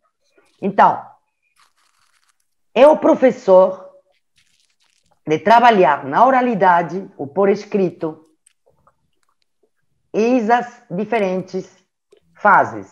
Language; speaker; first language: Portuguese; non-native, learner; French